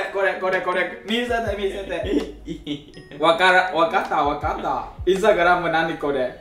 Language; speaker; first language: Japanese; non-native, learner; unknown